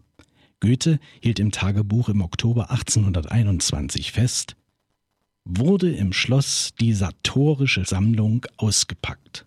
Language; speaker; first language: German; native; German